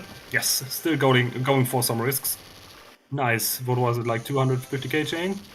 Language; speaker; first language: English; native; English